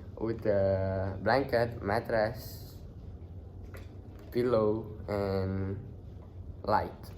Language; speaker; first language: English; non-native, learner; Indonesian